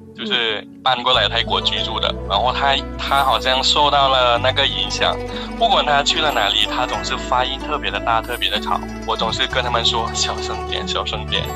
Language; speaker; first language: Chinese; non-native, fluent; Thai